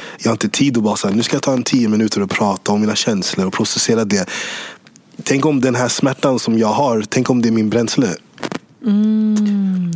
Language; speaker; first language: Swedish; early bilingual, other home language; English